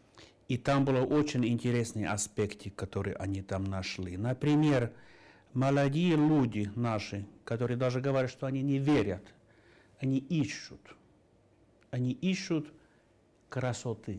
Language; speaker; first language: Russian; non-native, fluent; Finnish